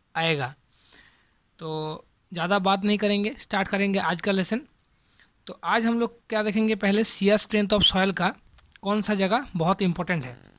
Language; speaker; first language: Hindi; non-native, local second language; Bangla